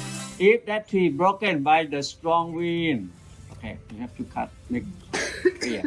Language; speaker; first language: English; non-native, learner; Thai